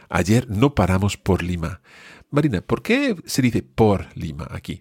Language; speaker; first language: Spanish; non-native, fluent; English